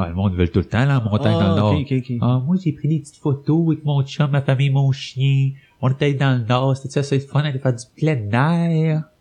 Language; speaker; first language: French; native; French